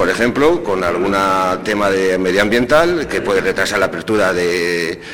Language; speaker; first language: Spanish; native; Spanish